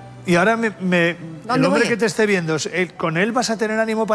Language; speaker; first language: Spanish; native; Spanish